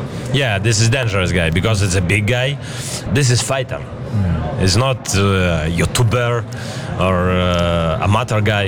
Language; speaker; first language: English; non-native, learner; Ukrainian